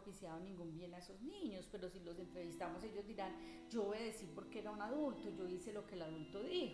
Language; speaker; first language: Spanish; native; Spanish